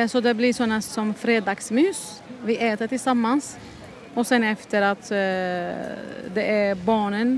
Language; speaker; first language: Swedish; non-native, learner; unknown